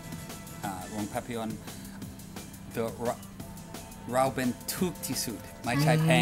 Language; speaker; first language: Thai; non-native, learner; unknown